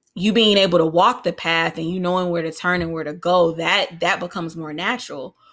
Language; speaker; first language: English; native; English